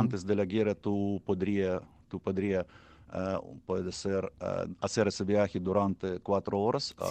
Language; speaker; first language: Spanish; non-native, learner; Ukrainian